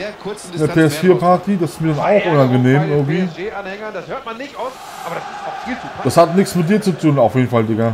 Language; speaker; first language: German; native; German